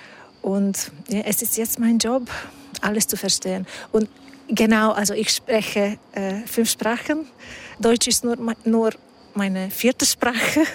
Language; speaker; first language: German; non-native, fluent; Hungarian